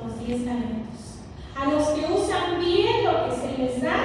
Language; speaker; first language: Spanish; native; Spanish